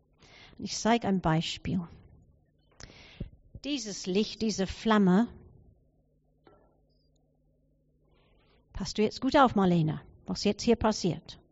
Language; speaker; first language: German; non-native, fluent; English